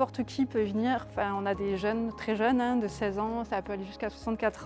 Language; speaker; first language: French; native; French